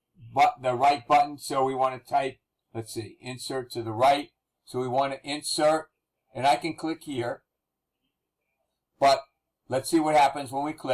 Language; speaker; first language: English; native; English